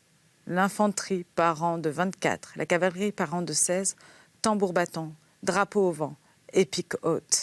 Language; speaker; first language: French; native; French